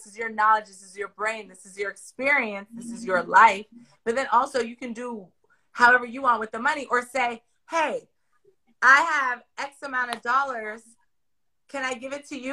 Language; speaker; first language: English; native; English